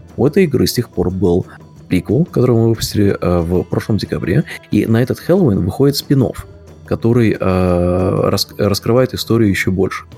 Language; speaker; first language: Russian; native; Russian